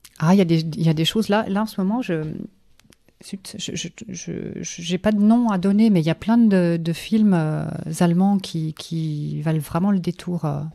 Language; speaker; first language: French; non-native, fluent; German